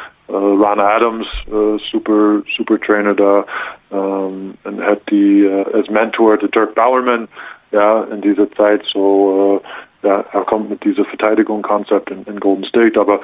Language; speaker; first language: German; non-native, learner; English